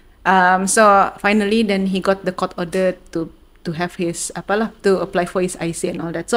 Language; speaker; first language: English; non-native, local second language; Malay